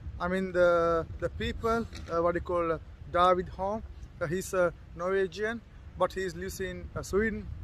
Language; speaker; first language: English; non-native, learner; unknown